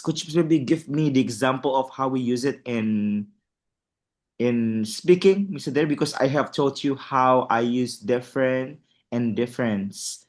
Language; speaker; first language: English; non-native, fluent; Indonesian